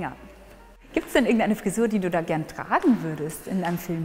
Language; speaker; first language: German; native; German